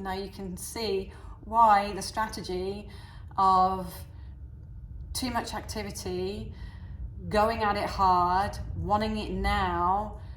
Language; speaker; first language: English; native; English